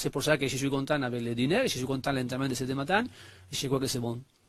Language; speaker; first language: French; non-native, learner; Spanish